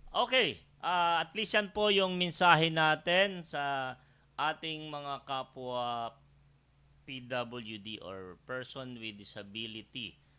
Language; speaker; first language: Filipino; native; Filipino